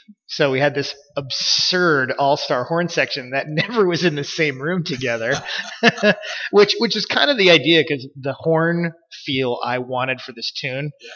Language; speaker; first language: English; native; English